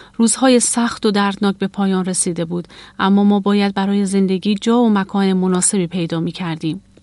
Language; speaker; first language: Persian; native; Persian